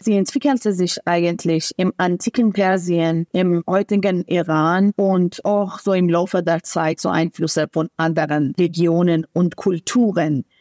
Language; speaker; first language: German; non-native, fluent; Persian